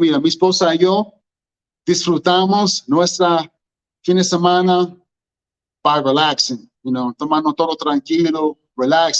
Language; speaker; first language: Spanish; non-native, learner; English